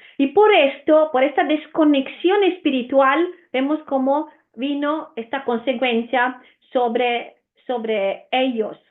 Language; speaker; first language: Spanish; non-native, fluent; Romanian